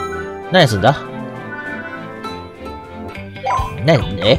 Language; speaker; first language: Japanese; native; Japanese